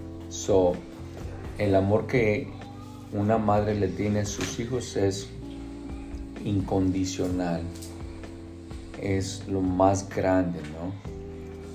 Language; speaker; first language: Spanish; early bilingual, heritage; Spanish